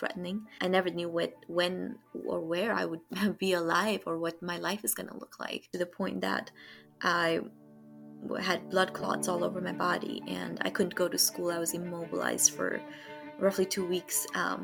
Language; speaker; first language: English; non-native, local second language; Nepali